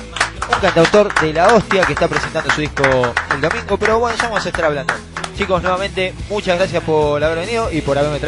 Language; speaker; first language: Spanish; native; Spanish